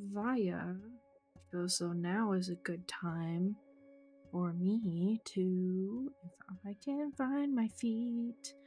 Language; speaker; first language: English; native; English